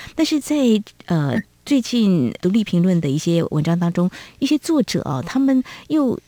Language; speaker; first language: Chinese; native; Chinese